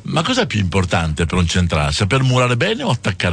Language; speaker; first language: Italian; native; Italian